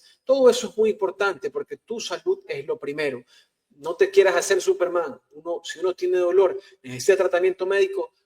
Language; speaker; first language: Spanish; native; Spanish